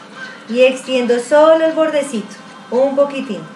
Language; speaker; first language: Spanish; native; Spanish